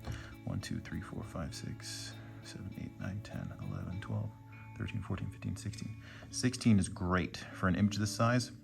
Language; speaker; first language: English; native; English